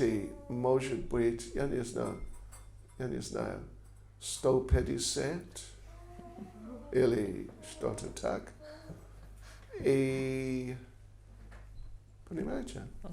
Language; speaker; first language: Russian; non-native, learner; English